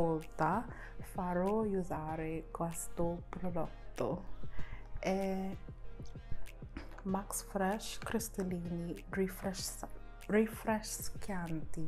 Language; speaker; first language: Italian; non-native, learner; English